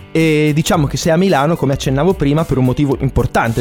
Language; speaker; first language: Italian; native; Italian